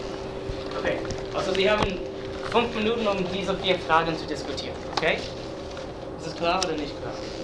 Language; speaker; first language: German; non-native, fluent; English